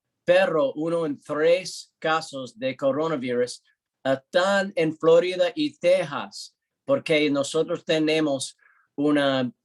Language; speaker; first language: Spanish; non-native, learner; English